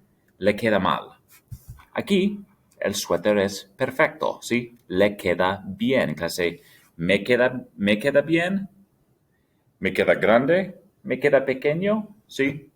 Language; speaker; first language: Spanish; non-native, fluent; English